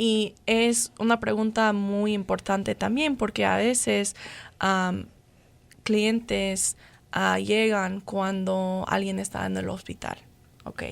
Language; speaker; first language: Spanish; non-native, fluent; English